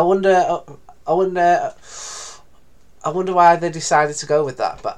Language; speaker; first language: English; native; English